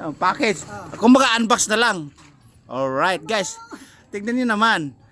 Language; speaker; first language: Filipino; native; Filipino